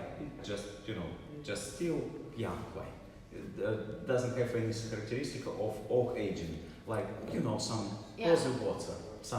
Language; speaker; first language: English; non-native, learner; Russian